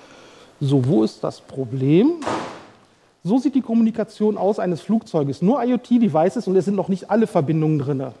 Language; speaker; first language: German; native; German